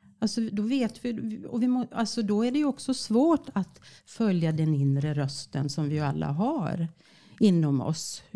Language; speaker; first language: Swedish; native; Swedish